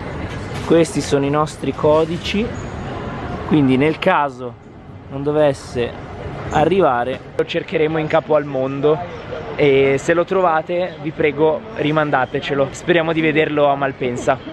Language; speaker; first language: Italian; native; Italian